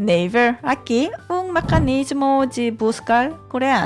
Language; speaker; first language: Portuguese; non-native, learner; Korean